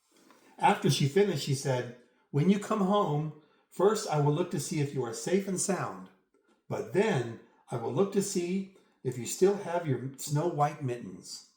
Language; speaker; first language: English; native; English